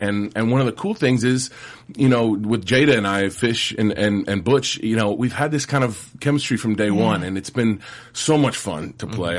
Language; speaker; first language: English; native; English